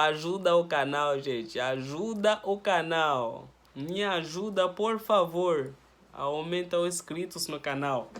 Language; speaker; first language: Portuguese; non-native, learner; Haitian Creole